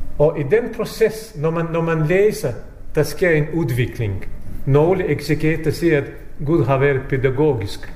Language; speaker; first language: Danish; non-native, fluent; Bosnian